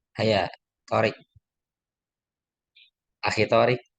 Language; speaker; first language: Arabic; non-native, learner; Indonesian